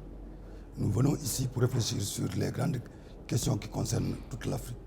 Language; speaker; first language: French; non-native, local second language; Wolof